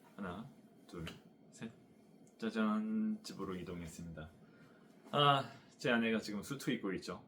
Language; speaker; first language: Korean; native; Korean